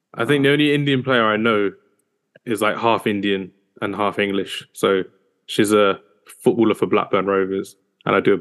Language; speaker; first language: English; early bilingual, other home language; Hindi